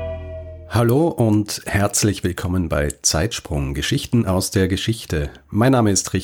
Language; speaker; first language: German; native; German